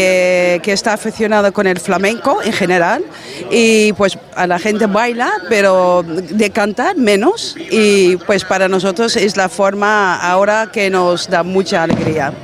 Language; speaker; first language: Spanish; non-native, fluent; Dutch